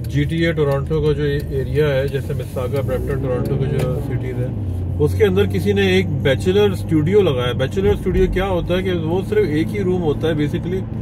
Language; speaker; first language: Urdu; native; Urdu